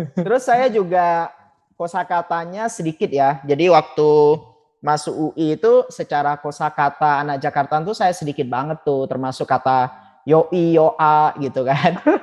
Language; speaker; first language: Indonesian; non-native, local second language; Madurese